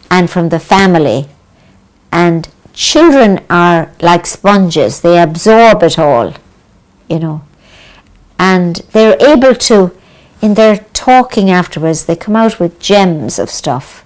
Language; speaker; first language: English; native; English